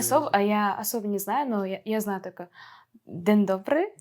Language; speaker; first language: Russian; non-native, local second language; Kazakh